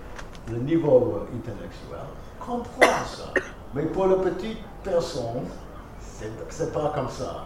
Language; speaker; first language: French; non-native, fluent; English